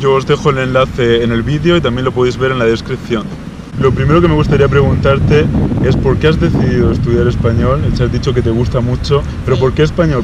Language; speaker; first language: Spanish; native; Spanish